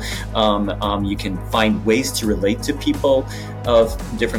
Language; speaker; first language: English; non-native, fluent; Japanese